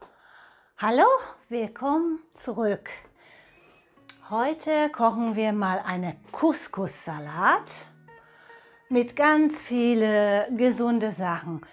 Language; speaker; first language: German; non-native, fluent; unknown